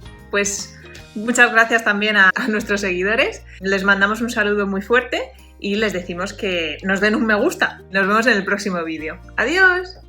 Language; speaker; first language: Spanish; native; Spanish